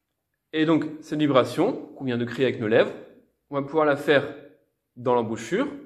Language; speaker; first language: French; native; French